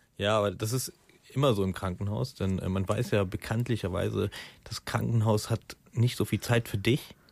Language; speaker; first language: German; early bilingual, other home language; Persian